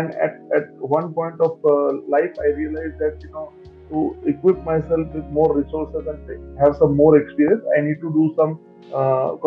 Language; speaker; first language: English; non-native, local second language; Gujarati